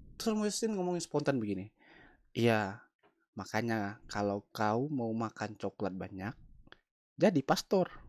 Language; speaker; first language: Indonesian; native; Indonesian